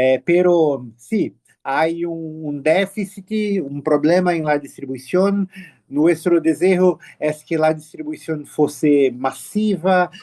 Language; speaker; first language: Spanish; non-native, learner; Portuguese